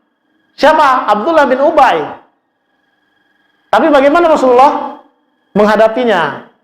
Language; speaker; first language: Indonesian; native; Indonesian